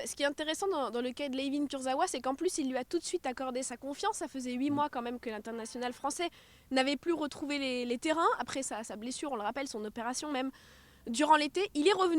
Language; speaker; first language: French; native; French